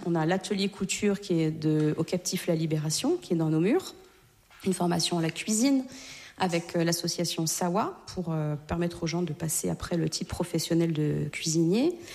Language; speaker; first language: French; native; French